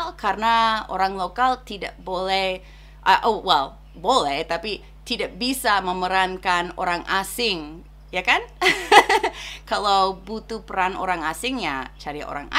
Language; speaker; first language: Indonesian; non-native, fluent; English